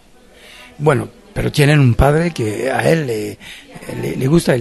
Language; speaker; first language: Spanish; non-native, fluent; French